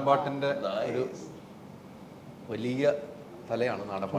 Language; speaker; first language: Malayalam; native; Malayalam